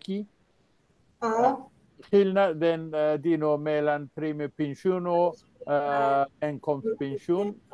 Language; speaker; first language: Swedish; non-native, fluent; Persian